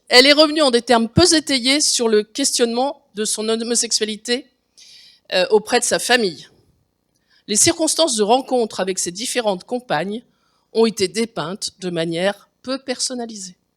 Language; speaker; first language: French; native; French